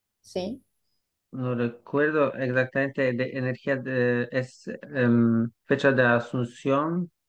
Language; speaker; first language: Spanish; non-native, learner; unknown